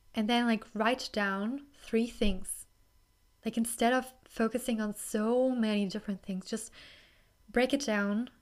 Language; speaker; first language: English; non-native, fluent; German